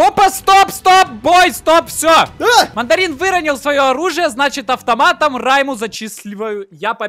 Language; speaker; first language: Russian; native; Russian